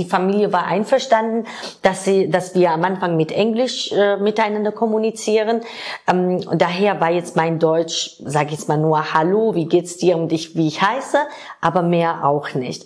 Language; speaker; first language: German; non-native, fluent; Georgian